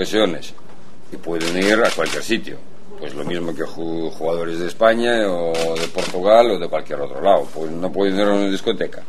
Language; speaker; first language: Spanish; non-native, fluent; Russian